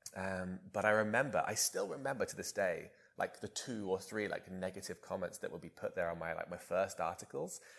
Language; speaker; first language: English; native; English